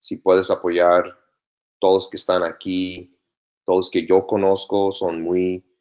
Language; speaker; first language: Spanish; non-native, learner; English